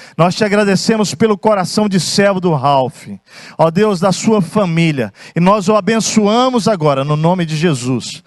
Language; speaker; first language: Portuguese; native; Portuguese